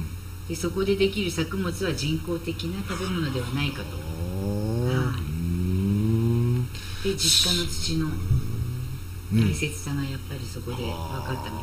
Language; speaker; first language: Japanese; native; Japanese